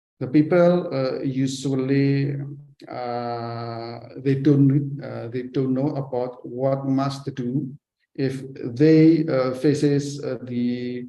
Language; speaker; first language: English; non-native, fluent; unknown